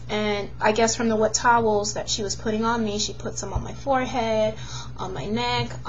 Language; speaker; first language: English; native; English